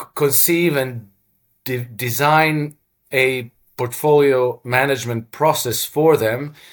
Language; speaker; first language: English; non-native, fluent; Croatian